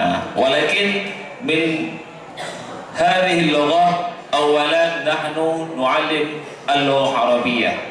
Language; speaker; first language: Arabic; non-native, fluent; Indonesian